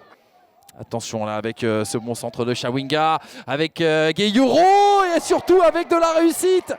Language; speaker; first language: French; native; French